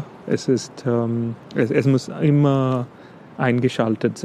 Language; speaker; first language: German; non-native, fluent; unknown